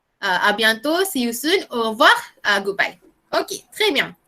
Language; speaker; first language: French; non-native, fluent; Malay